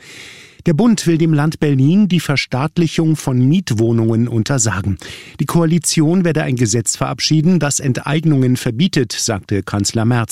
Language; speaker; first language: German; native; German